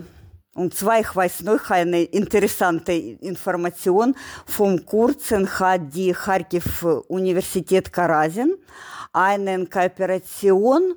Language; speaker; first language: German; non-native, learner; Ukrainian